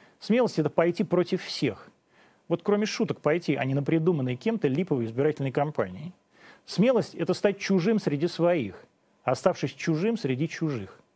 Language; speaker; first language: Russian; native; Russian